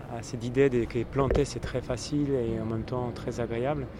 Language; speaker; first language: French; non-native, fluent; Polish